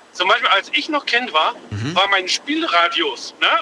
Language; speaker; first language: German; native; German